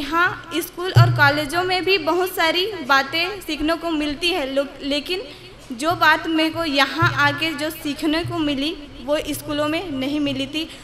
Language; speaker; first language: Hindi; native; Hindi